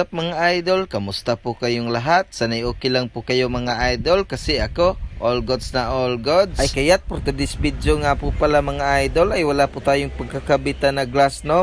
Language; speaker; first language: Filipino; native; Filipino